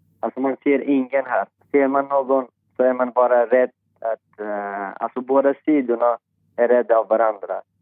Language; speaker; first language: Swedish; non-native, fluent; Persian